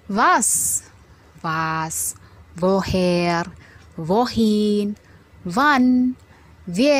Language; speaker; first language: German; non-native, fluent; Indonesian